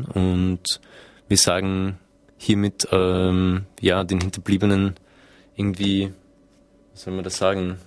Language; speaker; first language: German; native; German